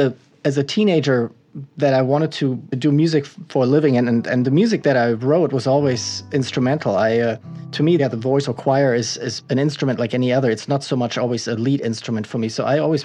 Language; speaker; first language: English; non-native, fluent; German